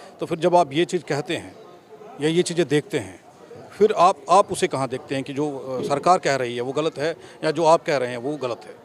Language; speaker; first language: Hindi; native; Hindi